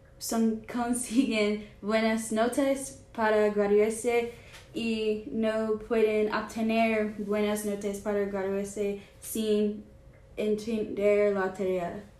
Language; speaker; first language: Spanish; non-native, learner; English